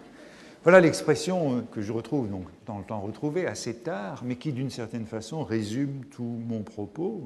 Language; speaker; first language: French; native; French